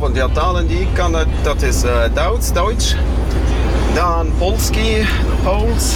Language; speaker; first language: Dutch; non-native, fluent; German